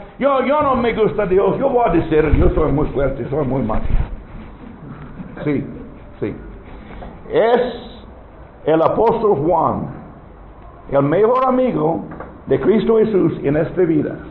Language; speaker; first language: Spanish; non-native, learner; English